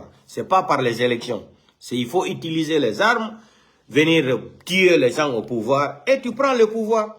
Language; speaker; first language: French; non-native, local second language; Fula